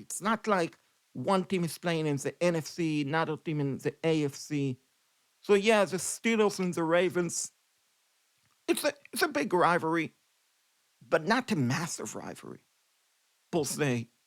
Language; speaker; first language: English; non-native, fluent; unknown